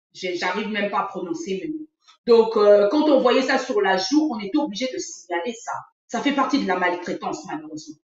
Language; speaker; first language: French; non-native, local second language; Lingala